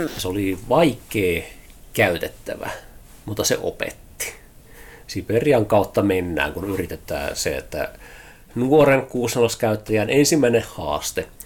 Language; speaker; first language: Finnish; early bilingual, heritage; Finnish